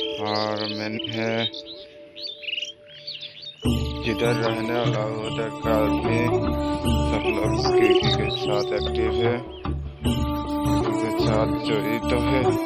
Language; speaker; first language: Hindi; non-native, local second language; Assamese